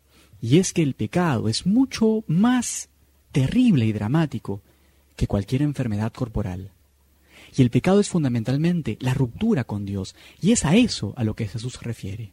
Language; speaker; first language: Spanish; native; Spanish